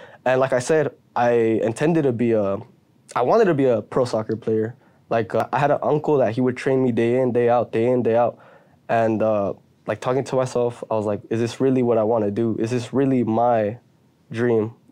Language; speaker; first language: English; early bilingual, other home language; Spanish